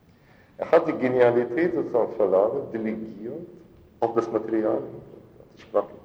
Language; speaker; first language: German; non-native, fluent; Russian